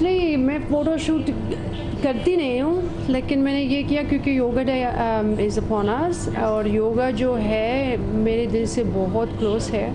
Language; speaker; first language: Hindi; non-native, fluent; English